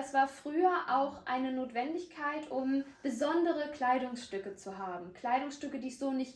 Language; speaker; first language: German; native; German